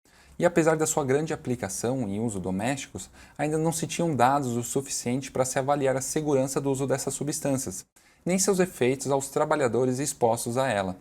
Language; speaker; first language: Portuguese; native; Portuguese